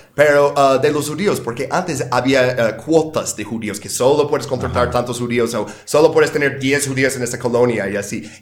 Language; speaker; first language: Spanish; non-native, fluent; English